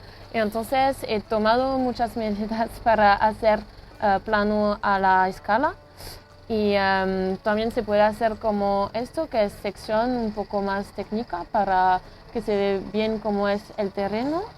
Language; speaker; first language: Spanish; non-native, fluent; French